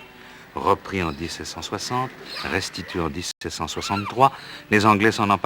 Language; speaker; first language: French; native; French